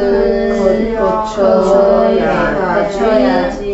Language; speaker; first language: Korean; non-native, learner; Chinese